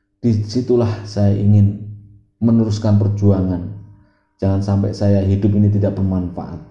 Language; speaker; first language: Indonesian; non-native, local second language; Javanese